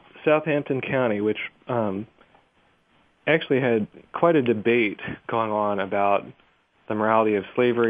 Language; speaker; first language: English; native; English